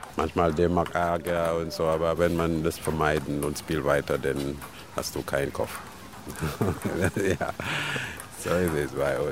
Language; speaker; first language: German; non-native, learner; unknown